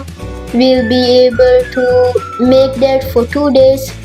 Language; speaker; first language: English; non-native, local second language; Sinhala